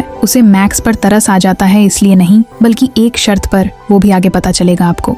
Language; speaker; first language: Hindi; native; Hindi